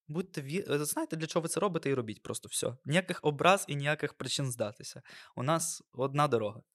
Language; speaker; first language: Ukrainian; non-native, local second language; Russian